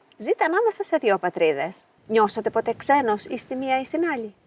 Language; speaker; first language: Greek; native; Greek